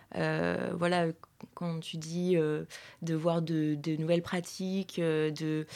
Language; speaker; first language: French; native; French